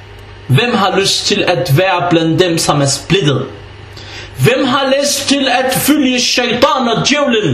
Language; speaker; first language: Danish; early bilingual, other home language; Arabic